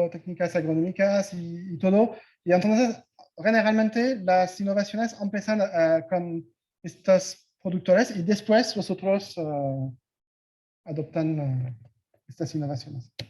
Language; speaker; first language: Spanish; non-native, fluent; French